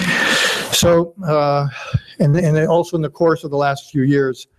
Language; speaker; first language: English; native; English